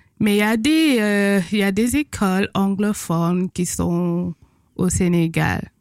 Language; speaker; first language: French; non-native, local second language; Wolof